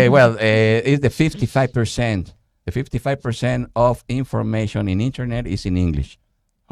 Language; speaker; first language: English; non-native, fluent; Spanish